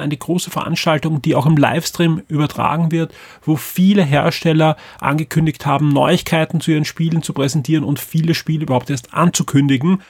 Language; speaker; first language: German; native; German